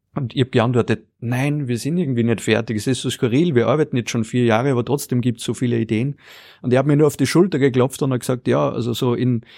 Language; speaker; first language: German; native; German